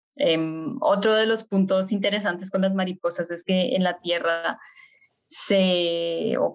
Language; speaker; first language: Spanish; native; Spanish